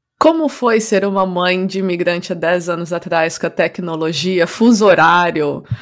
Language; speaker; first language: Portuguese; native; Portuguese